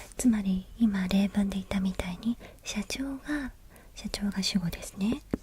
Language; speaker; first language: Japanese; native; Japanese